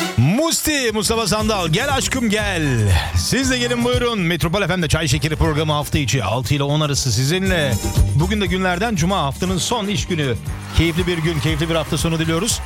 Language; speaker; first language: Turkish; early bilingual, heritage; Turkish